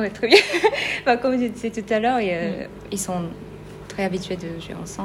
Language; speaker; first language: French; non-native, fluent; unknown